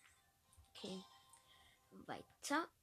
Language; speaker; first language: German; native; German